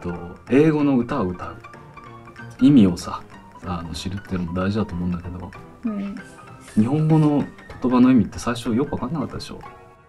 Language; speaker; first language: Japanese; native; Japanese